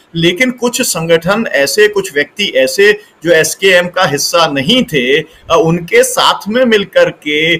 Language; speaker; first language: Hindi; native; Hindi